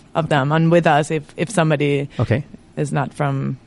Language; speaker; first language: English; non-native, fluent; Spanish